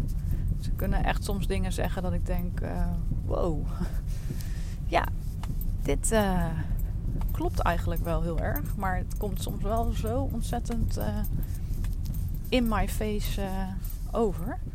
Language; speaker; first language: Dutch; native; Dutch